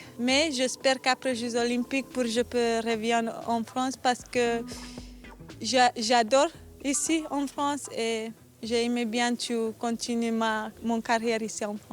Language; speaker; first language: French; non-native, learner; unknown